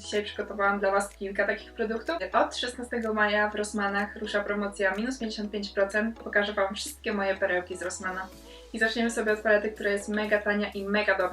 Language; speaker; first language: Polish; native; Polish